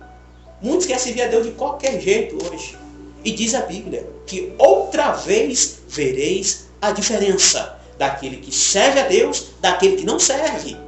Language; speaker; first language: Portuguese; native; Portuguese